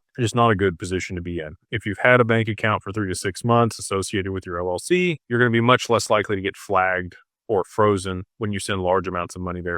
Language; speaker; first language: English; native; English